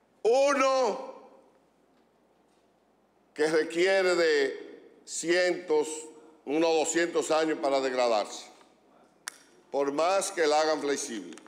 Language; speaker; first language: Spanish; native; Spanish